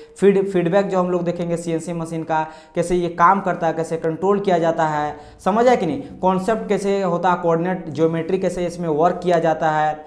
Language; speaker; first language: Hindi; non-native, local second language; Marathi